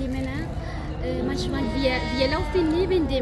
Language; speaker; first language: German; non-native, learner; Arabic